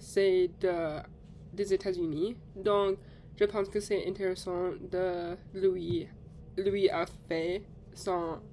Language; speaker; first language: French; non-native, learner; English